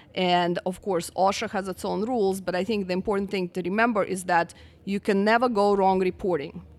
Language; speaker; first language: English; non-native, fluent; Russian